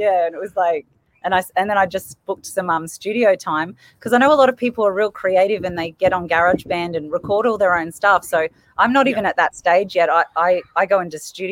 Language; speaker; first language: English; native; English